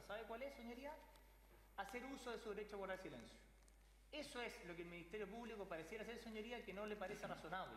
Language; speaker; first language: Spanish; native; Spanish